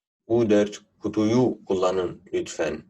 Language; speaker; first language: Turkish; non-native, fluent; Urdu